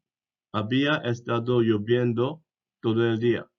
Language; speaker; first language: Spanish; non-native, fluent; English